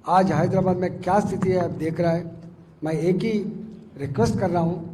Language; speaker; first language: Hindi; non-native, local second language; Telugu